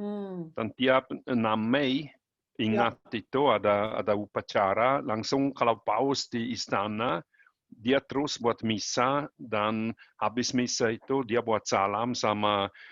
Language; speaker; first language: Indonesian; non-native, learner; German